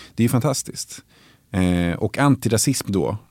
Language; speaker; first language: Swedish; native; Swedish